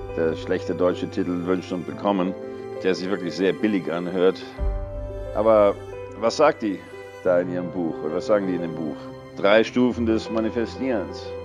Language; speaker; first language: German; early bilingual, other home language; English